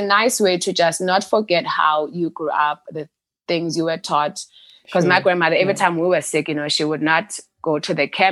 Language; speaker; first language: English; non-native, local second language; Xhosa